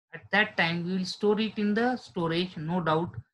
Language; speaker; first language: English; non-native, local second language; Marathi